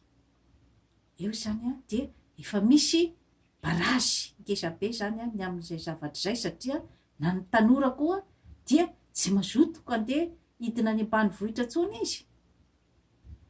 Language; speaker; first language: Malagasy; native; Malagasy